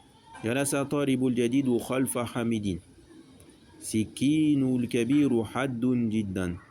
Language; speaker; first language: Arabic; non-native, fluent; French